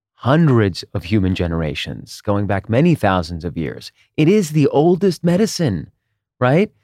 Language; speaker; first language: English; early bilingual, other home language; Hebrew